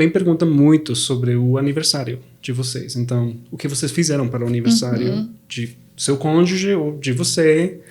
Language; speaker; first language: Portuguese; non-native, fluent; Spanish